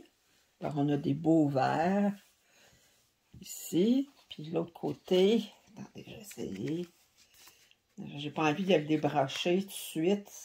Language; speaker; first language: French; native; French